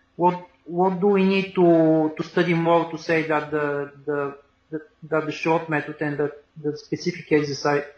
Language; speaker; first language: English; non-native, fluent; Bulgarian